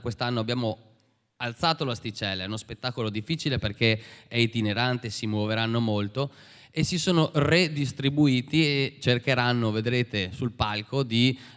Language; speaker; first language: Italian; native; Italian